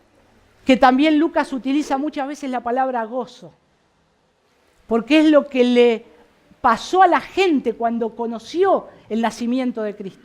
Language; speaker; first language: Spanish; native; Spanish